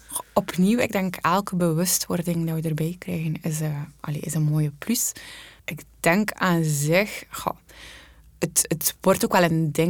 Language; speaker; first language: Dutch; native; Dutch